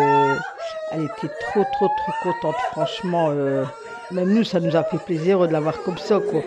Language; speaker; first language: French; native; French